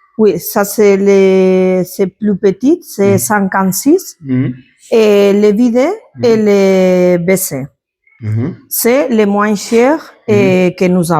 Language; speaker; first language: French; non-native, fluent; Spanish